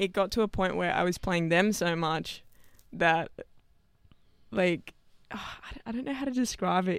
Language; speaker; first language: English; native; English